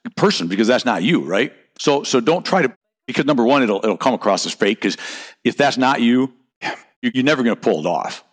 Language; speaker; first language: English; native; English